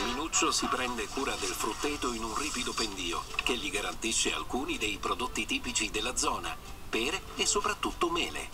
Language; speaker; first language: Italian; native; Italian